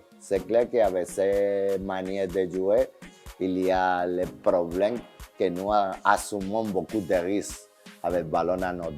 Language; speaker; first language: French; non-native, fluent; Spanish